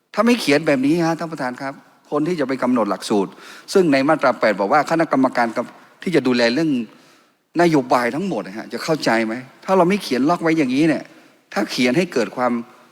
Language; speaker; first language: Thai; non-native, local second language; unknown